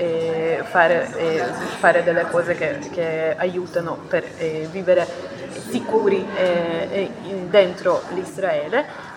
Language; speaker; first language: Italian; non-native, fluent; Hebrew